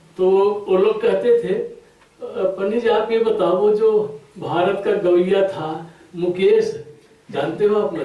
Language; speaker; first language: Hindi; native; Hindi